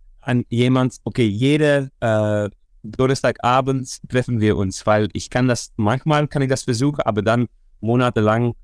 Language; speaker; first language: German; non-native, learner; Dutch